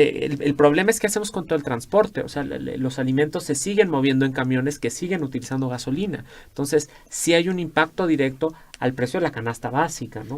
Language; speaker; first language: Spanish; native; Spanish